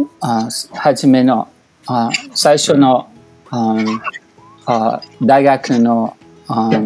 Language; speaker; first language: Japanese; non-native, learner; English